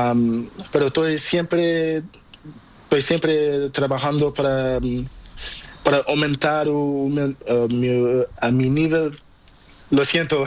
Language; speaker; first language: Spanish; non-native, learner; Portuguese